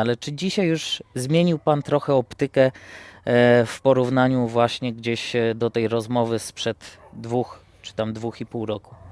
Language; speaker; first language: Polish; native; Polish